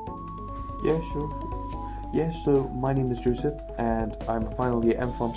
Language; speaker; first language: English; native; English